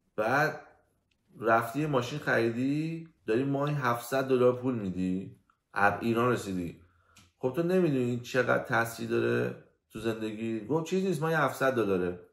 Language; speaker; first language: Persian; native; Persian